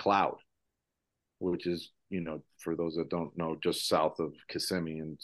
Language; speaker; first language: English; early bilingual, other home language; Spanish